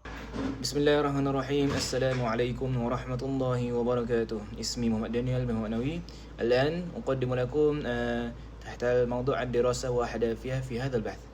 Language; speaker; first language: Arabic; non-native, learner; Malay